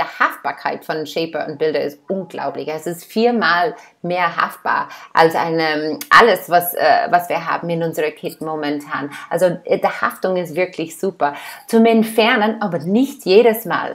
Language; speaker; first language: German; non-native, fluent; English